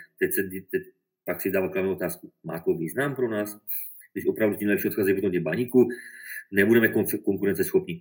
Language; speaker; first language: Czech; native; Czech